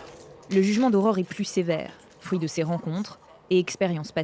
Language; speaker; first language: French; native; French